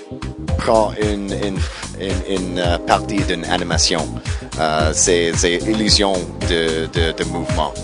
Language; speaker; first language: French; non-native, learner; English